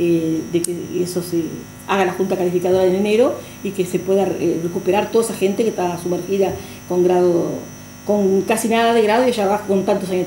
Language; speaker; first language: Spanish; native; Spanish